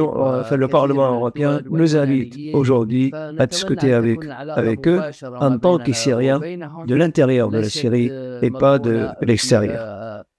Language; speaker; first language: French; non-native, fluent; Arabic